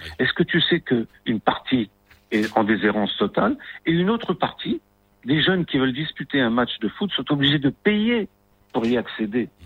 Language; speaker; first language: French; non-native, local second language; Arabic